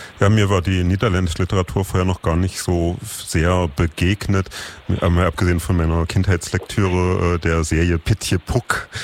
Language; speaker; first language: German; native; German